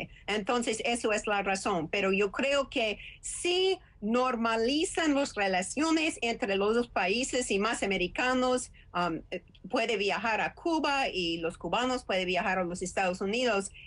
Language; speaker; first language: Spanish; non-native, fluent; English